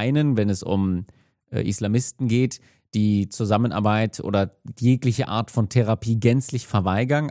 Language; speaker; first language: German; native; German